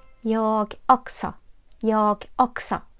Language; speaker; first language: Swedish; non-native, fluent; Ukrainian